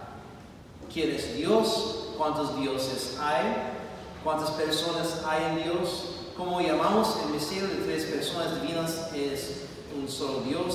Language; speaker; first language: Spanish; non-native, fluent; English